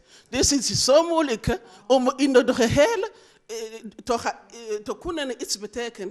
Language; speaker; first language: Dutch; non-native, learner; Rundi